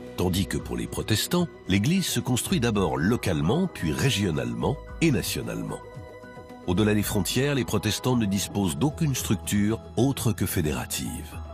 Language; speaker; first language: French; native; French